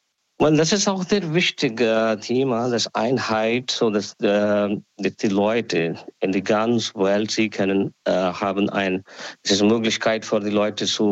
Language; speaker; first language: German; non-native, learner; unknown